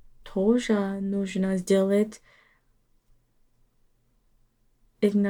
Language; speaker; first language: Russian; non-native, learner; English